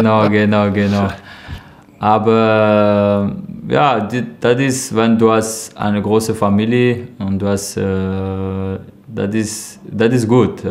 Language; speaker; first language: German; non-native, learner; French